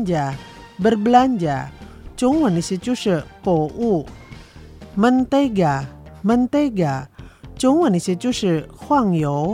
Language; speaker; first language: Chinese; early bilingual, heritage; Chinese